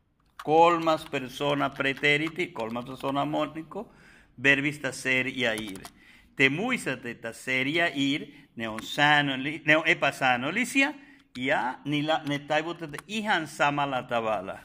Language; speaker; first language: Finnish; non-native, fluent; Spanish